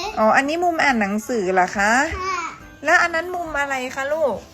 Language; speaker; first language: Thai; native; Thai